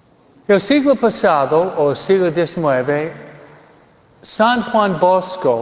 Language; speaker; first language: Spanish; non-native, fluent; French